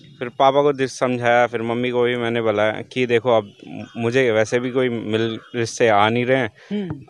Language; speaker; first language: Hindi; native; Hindi